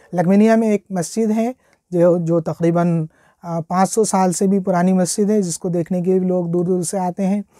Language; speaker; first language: Hindi; native; Hindi